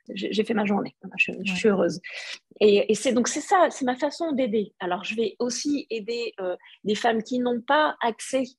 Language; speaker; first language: French; non-native, local second language; Arabic